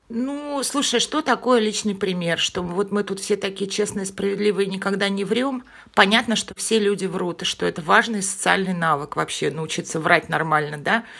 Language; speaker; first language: Russian; native; Russian